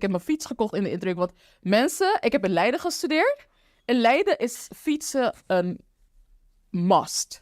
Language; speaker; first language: Dutch; non-native, local second language; Papiamento